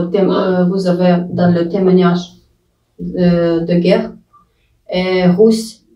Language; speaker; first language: French; non-native, learner; Russian